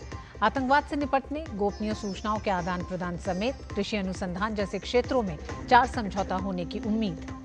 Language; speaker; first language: Hindi; native; Hindi